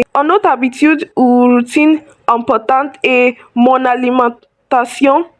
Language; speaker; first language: French; non-native, learner; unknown